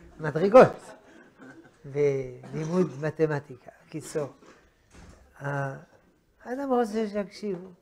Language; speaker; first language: Hebrew; non-native, fluent; French